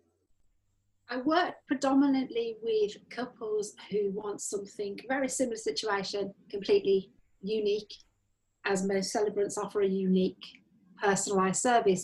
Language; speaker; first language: English; native; English